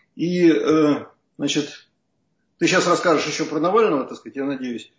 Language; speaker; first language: Russian; native; Russian